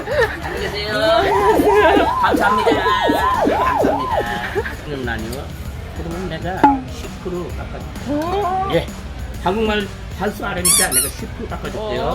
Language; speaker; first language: Korean; non-native, learner; Bangla